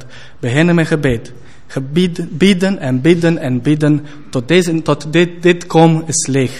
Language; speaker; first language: Dutch; non-native, fluent; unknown